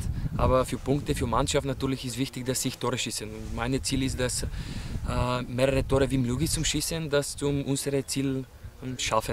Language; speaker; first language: German; non-native, fluent; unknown